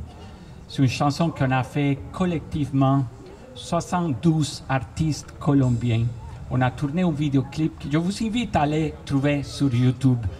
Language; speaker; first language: French; non-native, fluent; Spanish